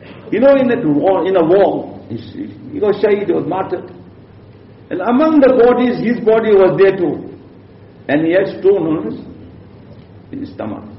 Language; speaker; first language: English; non-native, local second language; Urdu